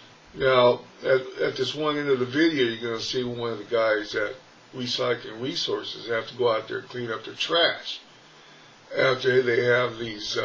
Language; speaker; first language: English; native; English